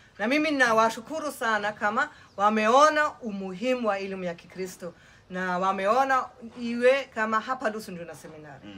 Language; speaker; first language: Swahili; non-native, fluent; German